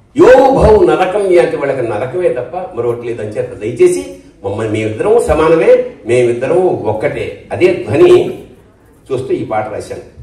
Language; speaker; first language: Telugu; native; Telugu